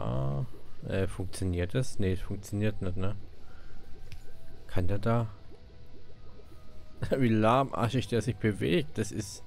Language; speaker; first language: German; native; German